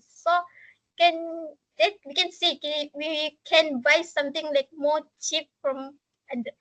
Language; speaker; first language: English; non-native, learner; Malay